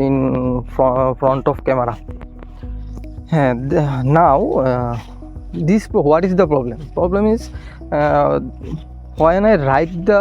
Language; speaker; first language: English; non-native, learner; Hindi